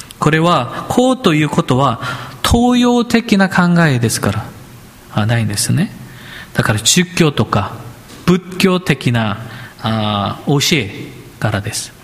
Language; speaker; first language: Japanese; non-native, fluent; Korean